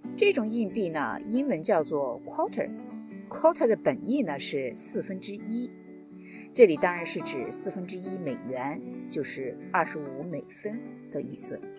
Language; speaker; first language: Chinese; native; Chinese